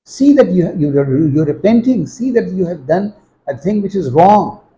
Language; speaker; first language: English; non-native, local second language; Urdu